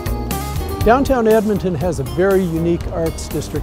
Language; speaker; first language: English; native; English